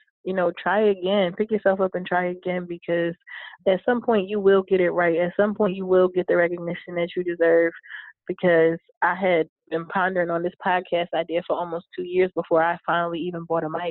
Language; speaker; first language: English; native; English